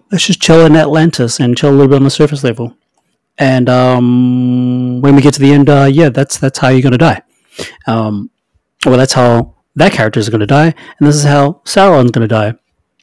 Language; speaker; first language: English; native; English